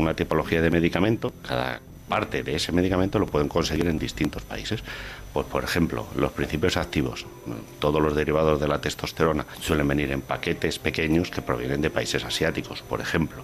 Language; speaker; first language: Spanish; native; Spanish